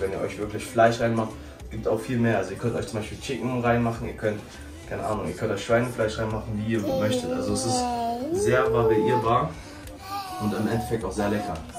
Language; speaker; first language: German; native; German